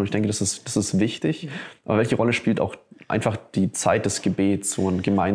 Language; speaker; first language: German; native; German